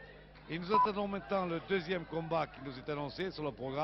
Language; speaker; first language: French; native; French